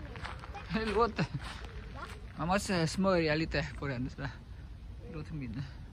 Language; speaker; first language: Swedish; non-native, learner; Vietnamese